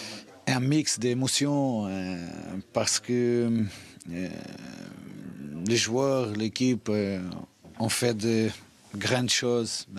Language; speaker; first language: French; non-native, learner; Portuguese